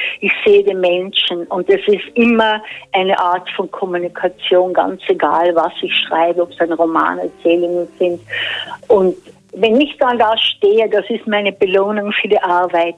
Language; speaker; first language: German; native; German